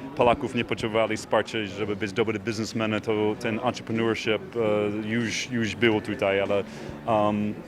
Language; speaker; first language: Polish; non-native, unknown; English